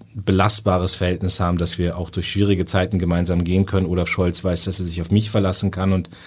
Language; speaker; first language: German; native; German